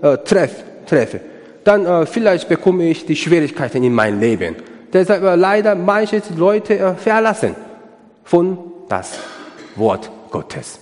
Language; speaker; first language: German; non-native, learner; Korean